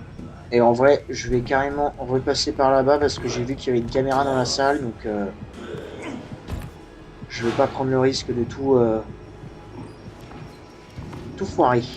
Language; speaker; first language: French; native; French